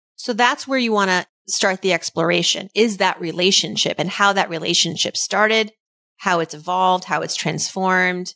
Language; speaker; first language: English; early bilingual, other home language; Persian